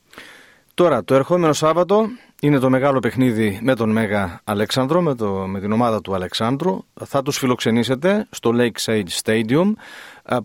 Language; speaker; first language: Greek; native; Greek